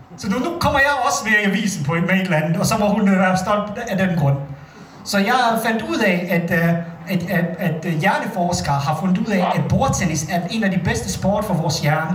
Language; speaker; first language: Danish; early bilingual, other home language; Bosnian